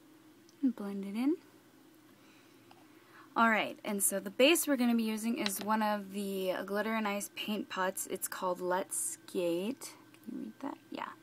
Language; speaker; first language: English; native; English